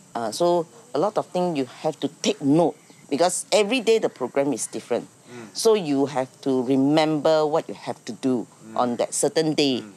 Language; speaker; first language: English; non-native, local second language; Chinese